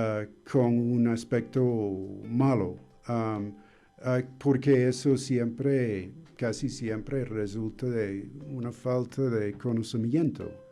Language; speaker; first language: Spanish; non-native, fluent; English